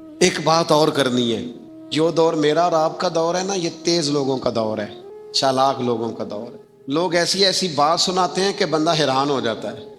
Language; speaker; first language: Urdu; non-native, local second language; Punjabi